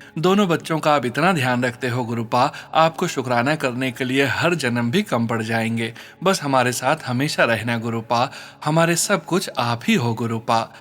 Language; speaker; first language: Hindi; native; Hindi